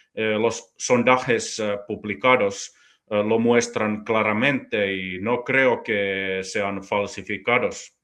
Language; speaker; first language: Spanish; non-native, fluent; Finnish